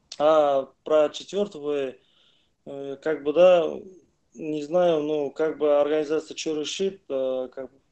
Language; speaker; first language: Russian; non-native, local second language; Kazakh